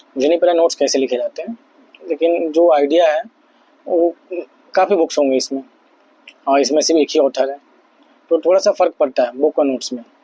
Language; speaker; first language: Hindi; native; Hindi